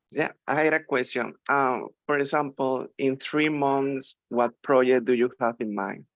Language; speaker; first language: English; non-native, learner; Spanish